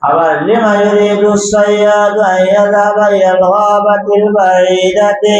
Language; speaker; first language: Arabic; non-native, fluent; Bangla